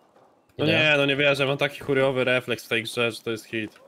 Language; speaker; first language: Polish; native; Polish